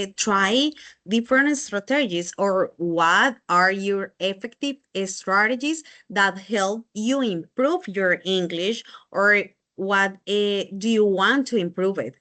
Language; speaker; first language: English; non-native, learner; Spanish